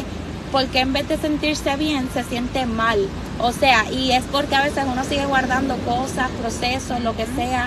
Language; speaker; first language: Spanish; native; Spanish